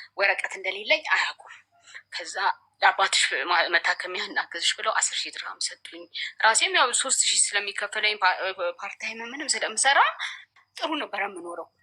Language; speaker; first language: Amharic; native; Amharic